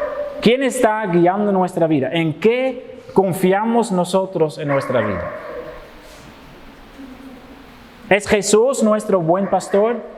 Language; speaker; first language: Spanish; non-native, fluent; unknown